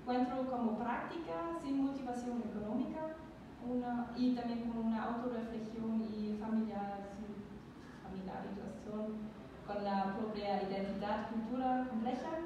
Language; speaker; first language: Spanish; non-native, learner; German